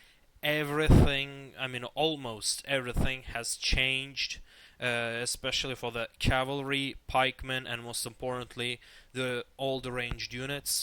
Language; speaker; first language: English; non-native, fluent; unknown